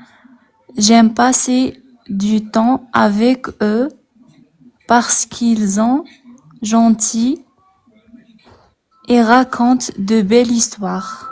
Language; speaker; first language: French; non-native, learner; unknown